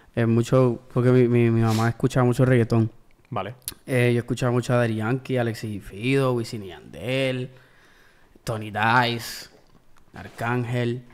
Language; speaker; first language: Spanish; early bilingual, heritage; Spanish